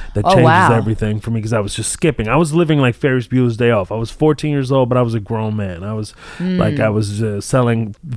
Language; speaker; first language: English; early bilingual, other home language; Arabic